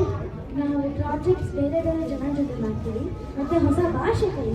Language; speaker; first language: Kannada; early bilingual, heritage; Kannada